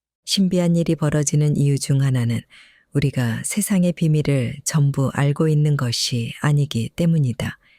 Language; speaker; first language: Korean; native; Korean